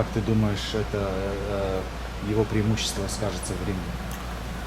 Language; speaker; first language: Russian; native; Russian